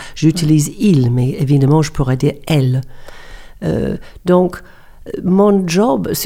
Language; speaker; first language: French; non-native, fluent; English